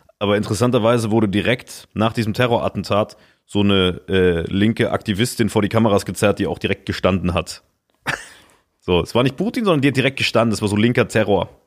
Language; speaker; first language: German; native; German